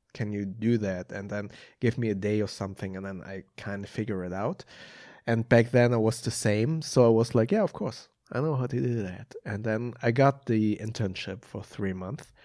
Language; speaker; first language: English; non-native, fluent; German